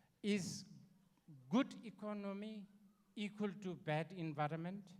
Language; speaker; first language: English; non-native, learner; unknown